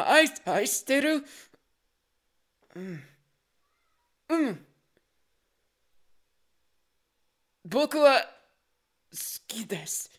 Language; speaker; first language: Japanese; non-native, learner; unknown